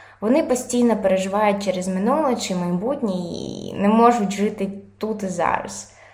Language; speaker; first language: Ukrainian; non-native, local second language; Russian